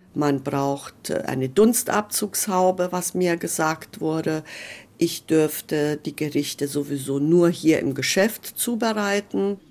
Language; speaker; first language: German; non-native, fluent; Hungarian